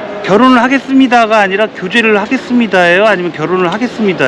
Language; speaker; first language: Korean; native; Korean